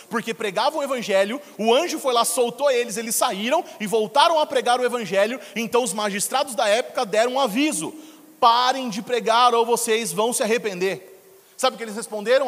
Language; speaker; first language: Portuguese; native; Portuguese